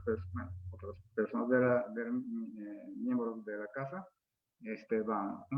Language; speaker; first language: Spanish; non-native, fluent; Japanese